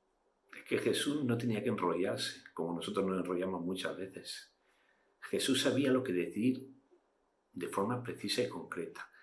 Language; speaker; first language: Spanish; native; Spanish